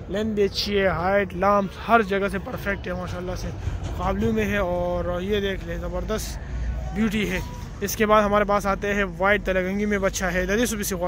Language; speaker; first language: Urdu; non-native, local second language; Pashto